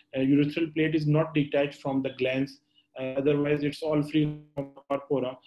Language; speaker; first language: English; non-native, local second language; Urdu